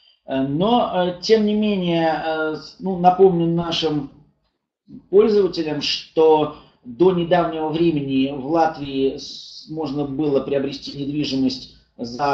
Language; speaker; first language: Russian; native; Russian